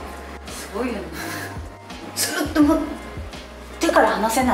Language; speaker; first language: Japanese; native; Japanese